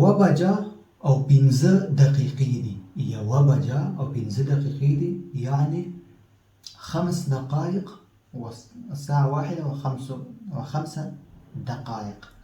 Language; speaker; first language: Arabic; non-native, fluent; Pashto